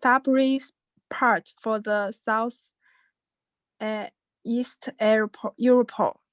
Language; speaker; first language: English; non-native, learner; Chinese